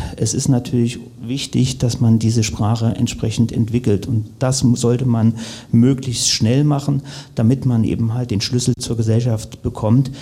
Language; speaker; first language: German; native; German